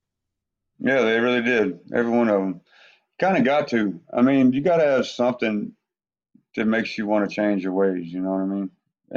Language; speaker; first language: English; native; English